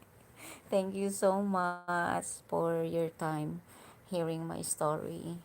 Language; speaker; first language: English; non-native, learner; Hiligaynon